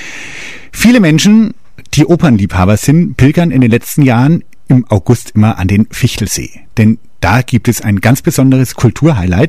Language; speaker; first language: German; native; German